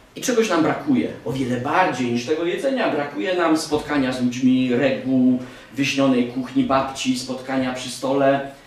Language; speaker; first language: Polish; native; Polish